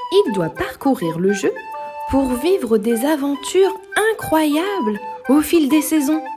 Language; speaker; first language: French; native; French